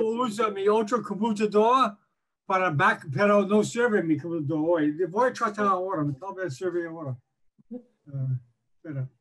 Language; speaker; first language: Spanish; non-native, learner; English